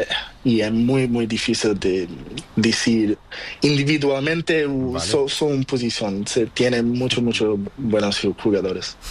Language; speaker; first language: Spanish; non-native, learner; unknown